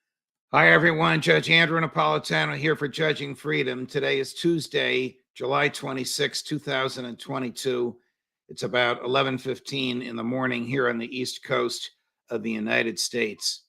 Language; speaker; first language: English; native; English